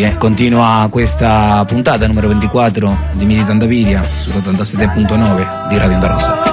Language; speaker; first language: Italian; native; Italian